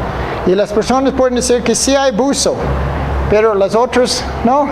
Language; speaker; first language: Spanish; non-native, fluent; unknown